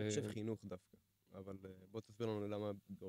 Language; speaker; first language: Hebrew; native; Hebrew